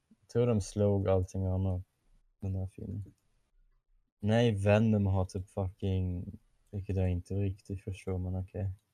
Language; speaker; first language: Swedish; non-native, fluent; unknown